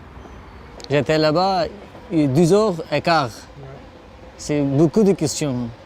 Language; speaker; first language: French; non-native, learner; Pashto